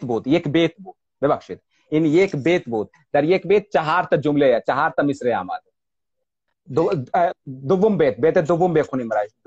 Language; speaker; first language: Persian; non-native, fluent; Hindi